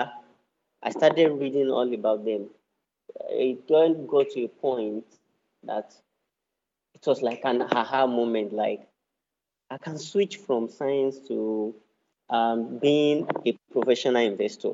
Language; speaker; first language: English; non-native, local second language; Yoruba